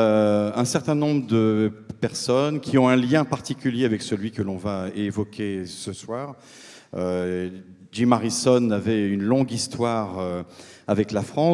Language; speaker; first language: French; native; French